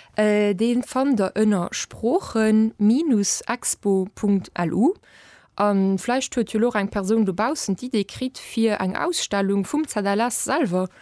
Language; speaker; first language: Luxembourgish; native; Luxembourgish